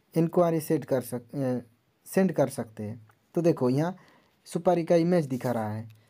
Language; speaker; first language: Hindi; non-native, local second language; Bangla